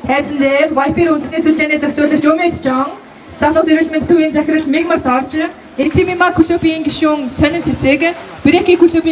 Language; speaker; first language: Mongolian; native; Mongolian